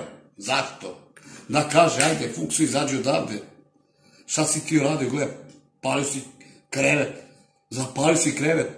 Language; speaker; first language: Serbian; non-native, local second language; Romany